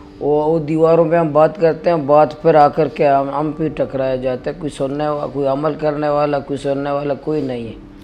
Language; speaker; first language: Urdu; non-native, local second language; Baluchi